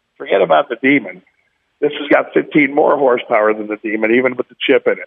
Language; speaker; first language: English; native; English